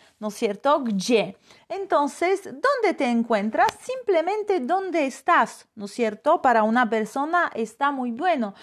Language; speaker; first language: Spanish; non-native, fluent; Polish